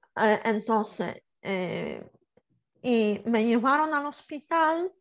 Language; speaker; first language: Spanish; non-native, fluent; Polish